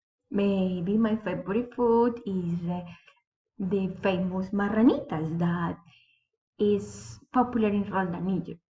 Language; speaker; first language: English; non-native, learner; Spanish